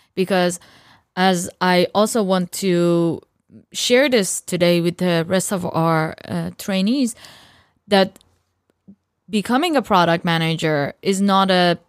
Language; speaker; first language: English; non-native, fluent; Persian